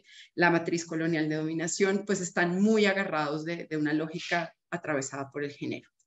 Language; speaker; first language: Spanish; native; Spanish